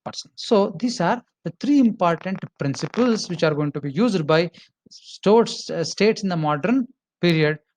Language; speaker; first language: English; non-native, local second language; Kannada